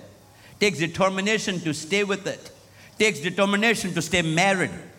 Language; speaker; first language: English; non-native, local second language; Hindi